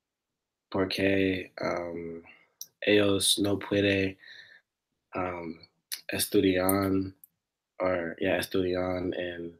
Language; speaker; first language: Spanish; non-native, learner; English